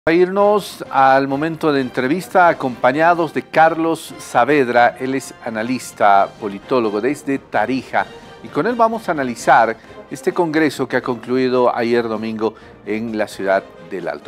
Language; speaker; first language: Spanish; native; Spanish